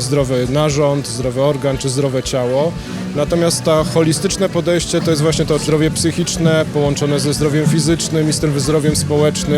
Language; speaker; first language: Polish; native; Polish